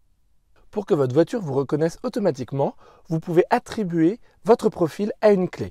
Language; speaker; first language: French; native; French